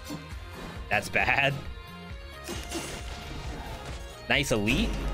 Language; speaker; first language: English; native; English